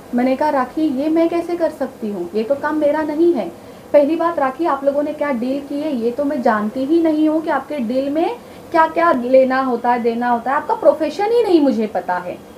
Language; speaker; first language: Hindi; non-native, local second language; Marathi